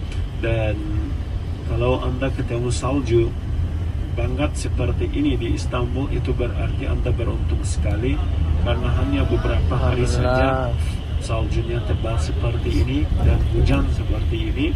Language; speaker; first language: Indonesian; non-native, fluent; Turkish